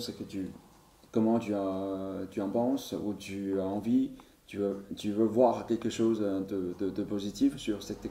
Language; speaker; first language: French; non-native, learner; Chinese